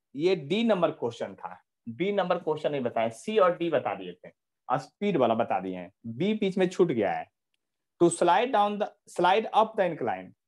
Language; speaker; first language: Hindi; native; Hindi